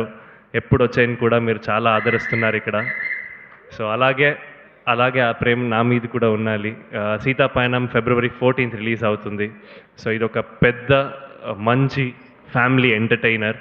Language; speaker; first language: Telugu; non-native, learner; Kannada